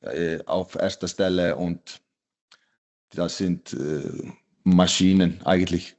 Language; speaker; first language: German; non-native, fluent; Icelandic